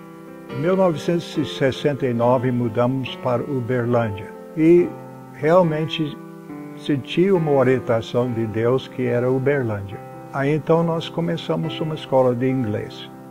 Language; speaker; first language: Portuguese; non-native, fluent; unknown